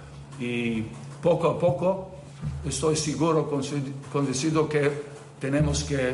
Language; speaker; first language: Spanish; non-native, learner; Serbian